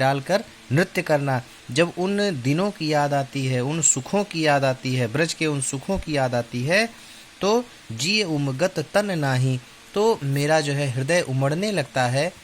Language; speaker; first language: Hindi; native; Hindi